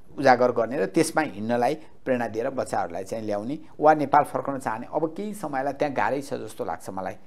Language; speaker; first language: Nepali; native; Nepali